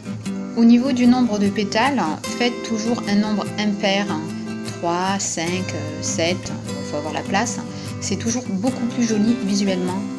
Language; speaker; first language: French; native; French